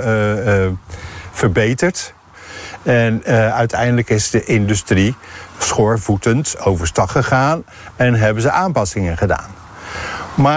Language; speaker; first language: Dutch; native; Dutch